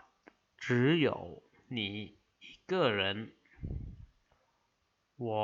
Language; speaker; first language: Chinese; non-native, fluent; Lao